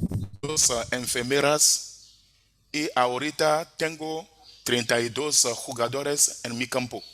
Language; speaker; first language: Spanish; non-native, fluent; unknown